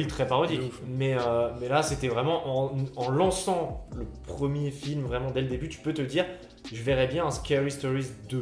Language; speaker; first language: French; native; French